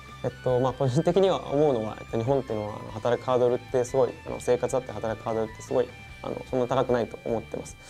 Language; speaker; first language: Japanese; native; Japanese